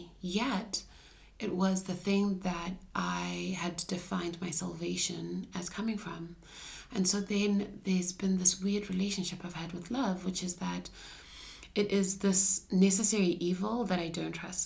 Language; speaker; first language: English; non-native, local second language; Shona